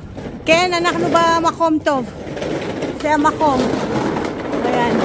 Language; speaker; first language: Hebrew; non-native, learner; Filipino